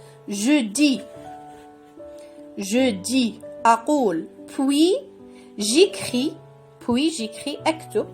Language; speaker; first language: French; non-native, local second language; Arabic